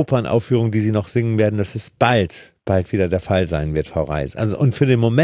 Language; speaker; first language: German; native; German